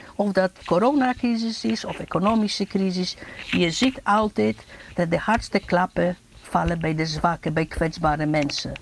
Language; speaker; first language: Dutch; non-native, fluent; Polish